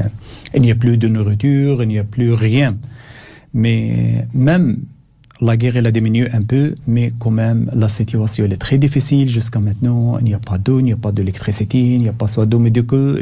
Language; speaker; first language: French; non-native, learner; Arabic